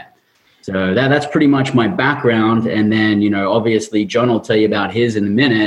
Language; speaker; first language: English; native; English